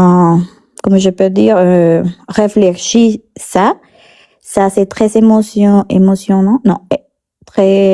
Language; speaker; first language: French; non-native, learner; Spanish